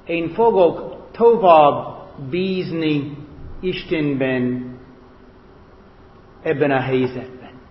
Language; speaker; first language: Hungarian; non-native, fluent; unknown